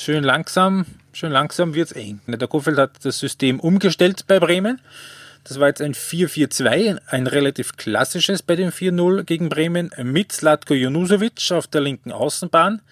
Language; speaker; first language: German; native; German